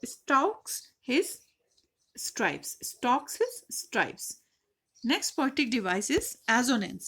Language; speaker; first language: English; non-native, local second language; Hindi